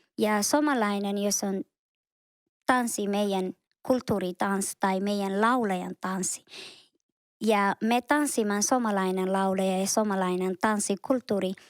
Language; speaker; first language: Finnish; non-native, learner; Somali